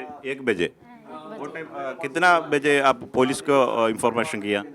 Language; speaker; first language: Hindi; non-native, local second language; Malayalam